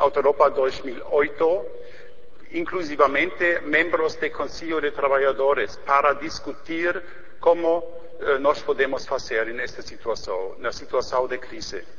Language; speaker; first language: Portuguese; non-native, learner; German